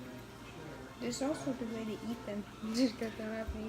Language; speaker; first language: English; native; English